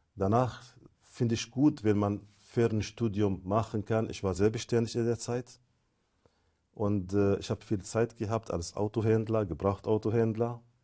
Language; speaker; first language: German; non-native, fluent; Arabic